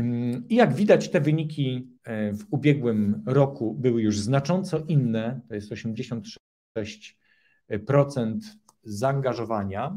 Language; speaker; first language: Polish; native; Polish